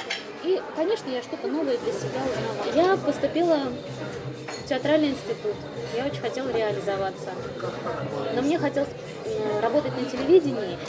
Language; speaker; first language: Russian; native; Russian